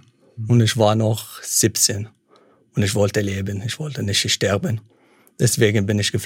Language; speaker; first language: German; non-native, fluent; Arabic